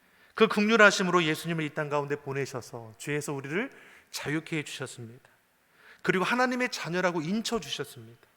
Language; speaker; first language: Korean; native; Korean